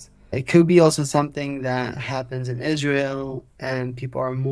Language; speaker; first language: English; non-native, fluent; Hebrew